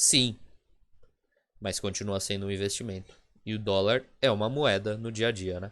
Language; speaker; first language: Portuguese; native; Portuguese